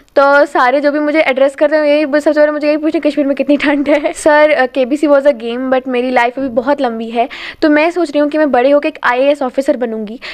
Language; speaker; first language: Hindi; native; Hindi